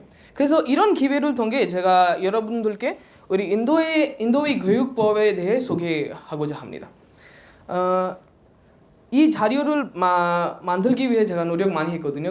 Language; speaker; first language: Korean; non-native, fluent; Odia